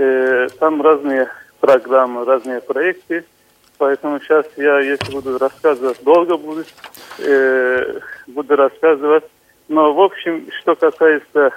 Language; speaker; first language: Russian; non-native, fluent; Turkish